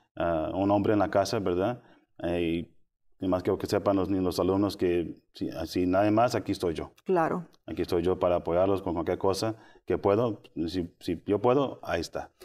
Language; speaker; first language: Spanish; early bilingual, heritage; Spanish